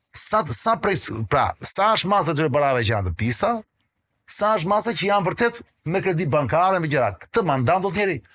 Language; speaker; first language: Albanian; non-native, local second language; Greek